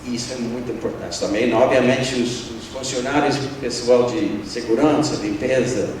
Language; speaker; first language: Portuguese; non-native, fluent; English